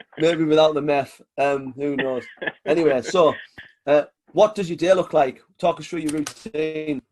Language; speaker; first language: English; native; English